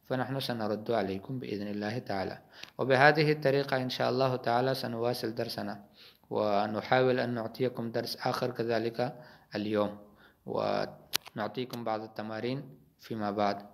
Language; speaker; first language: Arabic; non-native, fluent; Urdu